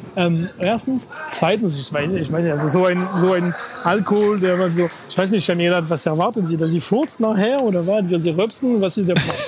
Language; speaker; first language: German; non-native, fluent; French